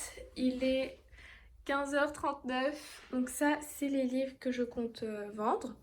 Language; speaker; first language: French; native; French